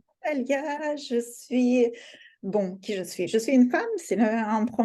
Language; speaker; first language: French; non-native, fluent; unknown